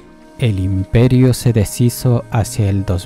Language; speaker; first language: Spanish; native; Spanish